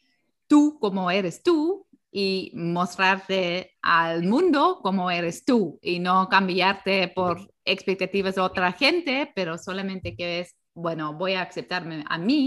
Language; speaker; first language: Spanish; non-native, fluent; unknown